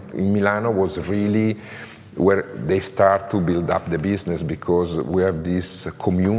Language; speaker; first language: English; non-native, learner; Italian